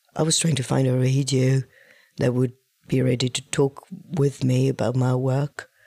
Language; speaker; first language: English; non-native, fluent; French